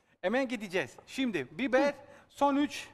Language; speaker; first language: Turkish; non-native, learner; Italian